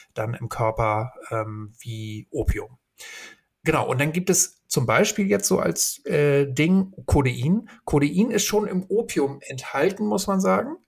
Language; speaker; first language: German; native; German